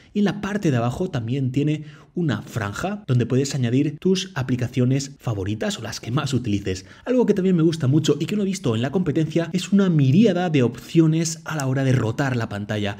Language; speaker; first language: Spanish; native; Spanish